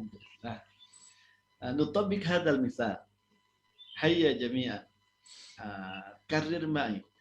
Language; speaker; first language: Arabic; non-native, fluent; Indonesian